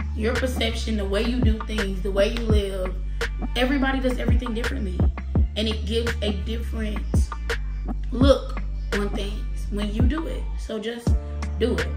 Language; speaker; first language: English; native; English